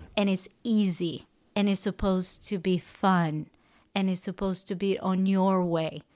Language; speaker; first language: English; non-native, fluent; Portuguese